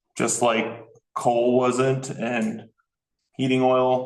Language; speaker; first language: English; native; English